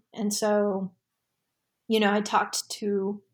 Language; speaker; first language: English; early bilingual, other home language; Spanish